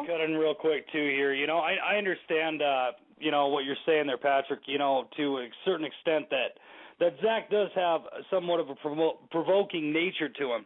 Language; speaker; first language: English; native; English